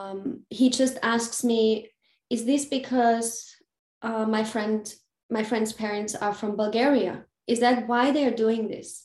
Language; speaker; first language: English; non-native, fluent; German